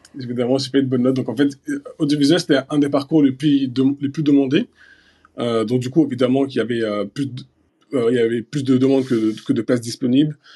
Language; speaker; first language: French; early bilingual, other home language; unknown